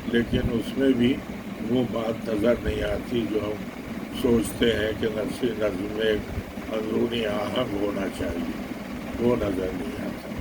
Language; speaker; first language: Urdu; native; Urdu